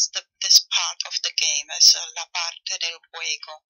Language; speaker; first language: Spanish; non-native, fluent; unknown